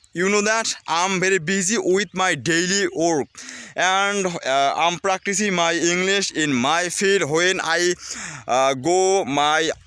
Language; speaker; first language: English; non-native, learner; Bangla